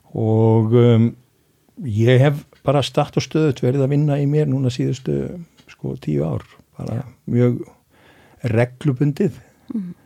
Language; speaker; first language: Icelandic; native; Icelandic